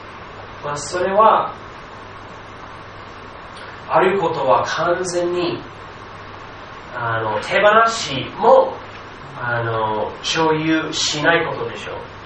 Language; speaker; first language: Japanese; non-native, fluent; English